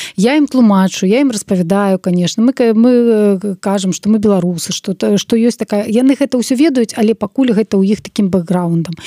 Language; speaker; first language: Belarusian; non-native, local second language; Russian